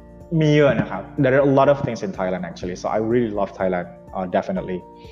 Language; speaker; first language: English; non-native, fluent; Indonesian